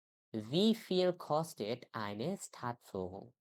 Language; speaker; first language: German; non-native, learner; Bangla